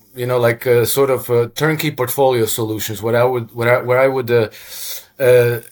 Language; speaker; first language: English; non-native, fluent; Croatian